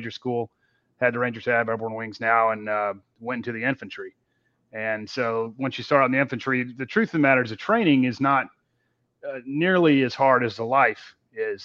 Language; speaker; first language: English; native; English